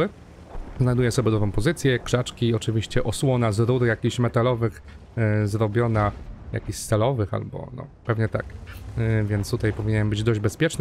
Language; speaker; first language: Polish; native; Polish